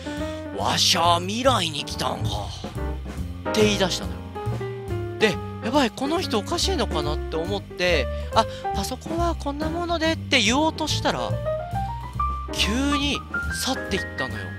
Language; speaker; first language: Japanese; native; Japanese